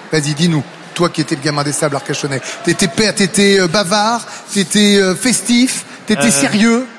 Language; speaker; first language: French; native; French